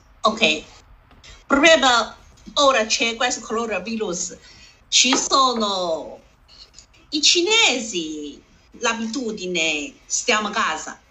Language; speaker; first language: Italian; non-native, learner; Chinese